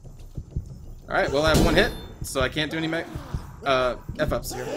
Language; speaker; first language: English; native; English